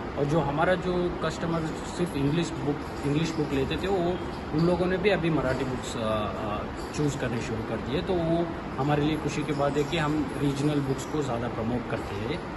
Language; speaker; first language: Hindi; non-native, local second language; Kannada